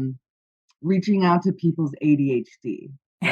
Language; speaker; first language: English; native; English